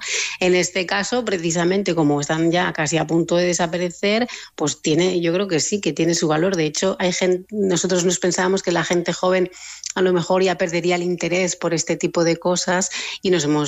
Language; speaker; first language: Spanish; native; Spanish